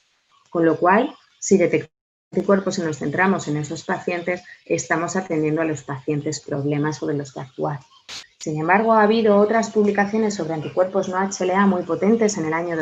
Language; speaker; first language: Spanish; native; Spanish